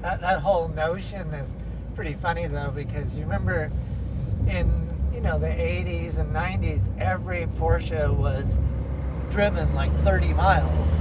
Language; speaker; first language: English; native; English